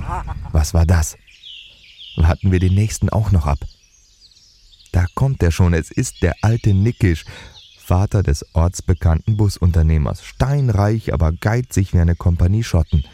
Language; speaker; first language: German; native; German